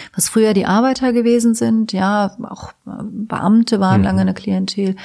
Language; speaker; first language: German; native; German